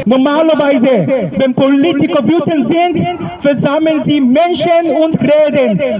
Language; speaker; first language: German; non-native, fluent; Korean